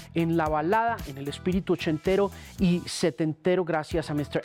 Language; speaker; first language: Spanish; native; Spanish